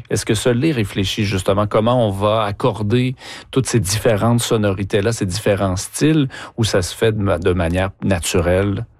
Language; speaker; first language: French; native; French